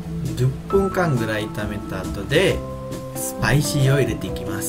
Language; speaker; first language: Japanese; non-native, learner; Sinhala